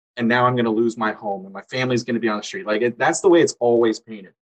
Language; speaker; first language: English; native; English